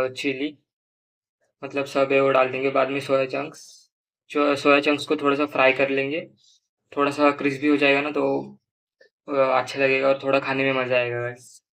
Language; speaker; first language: Hindi; non-native, local second language; Marathi